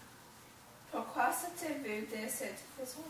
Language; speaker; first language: French; non-native, learner; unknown